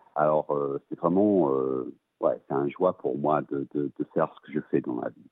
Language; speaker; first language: French; early bilingual, heritage; English